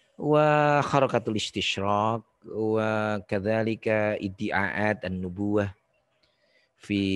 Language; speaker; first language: Arabic; non-native, fluent; Indonesian